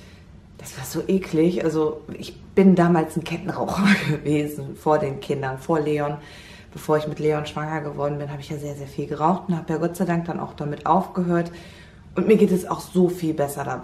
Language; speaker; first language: German; native; German